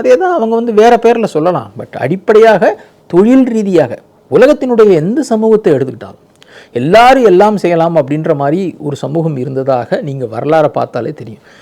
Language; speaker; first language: Tamil; native; Tamil